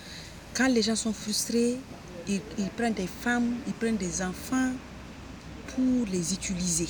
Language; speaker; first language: French; non-native, local second language; Hausa